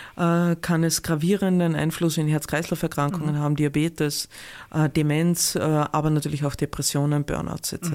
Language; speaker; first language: German; native; German